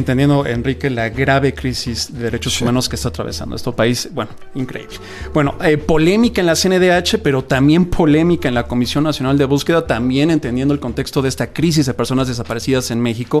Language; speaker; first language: Spanish; native; Spanish